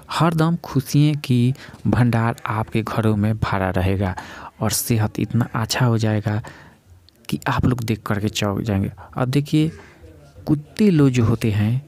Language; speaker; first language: Hindi; native; Hindi